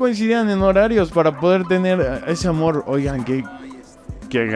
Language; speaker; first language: Spanish; native; Spanish